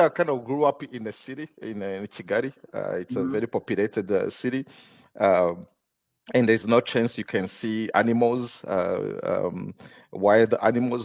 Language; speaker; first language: English; non-native, local second language; Kinyarwanda